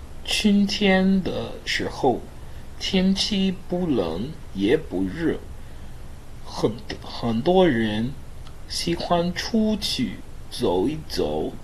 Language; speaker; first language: Chinese; non-native, learner; English